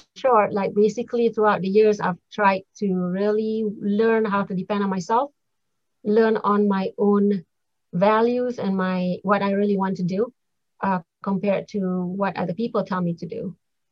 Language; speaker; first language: English; non-native, local second language; Malay